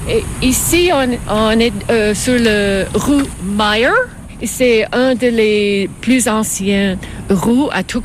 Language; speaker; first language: French; non-native, fluent; English